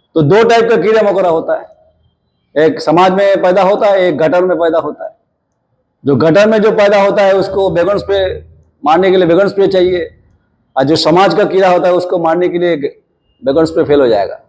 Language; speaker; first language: Hindi; non-native, local second language; Bangla